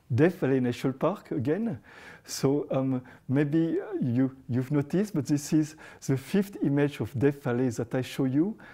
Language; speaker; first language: English; non-native, fluent; French